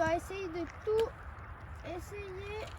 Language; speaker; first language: French; non-native, fluent; English